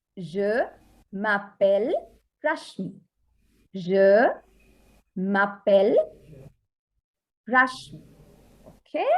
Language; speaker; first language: French; non-native, fluent; Sinhala